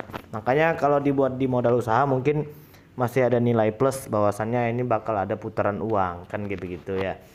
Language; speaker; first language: Indonesian; native; Indonesian